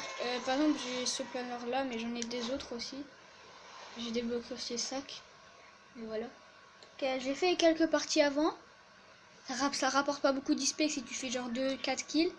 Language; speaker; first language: French; native; French